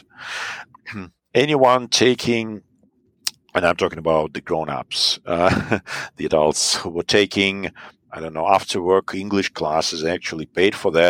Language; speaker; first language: English; non-native, fluent; Russian